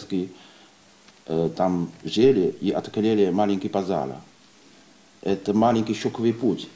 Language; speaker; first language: Russian; non-native, learner; Chinese